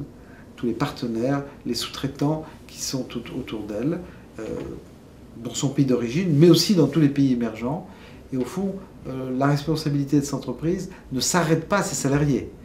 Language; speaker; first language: French; native; French